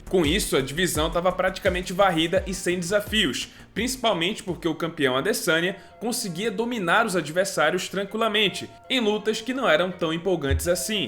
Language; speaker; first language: Portuguese; native; Portuguese